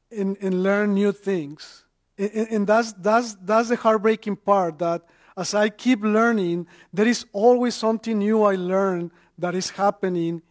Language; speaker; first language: English; non-native, fluent; Spanish